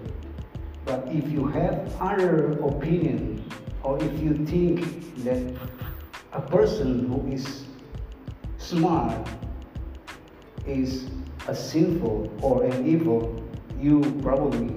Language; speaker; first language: English; non-native, learner; Indonesian